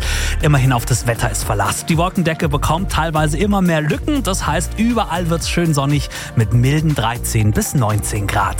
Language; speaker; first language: German; native; German